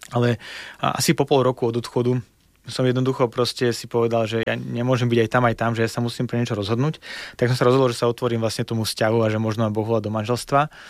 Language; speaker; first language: Slovak; early bilingual, other home language; Russian